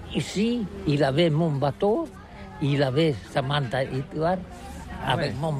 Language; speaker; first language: French; non-native, learner; Catalan